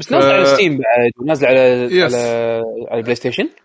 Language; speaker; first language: Arabic; native; Arabic